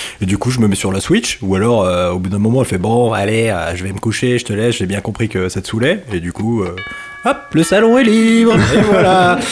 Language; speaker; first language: French; native; French